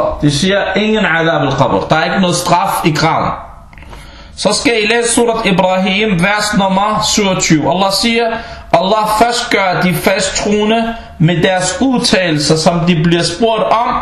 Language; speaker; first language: Danish; early bilingual, other home language; Arabic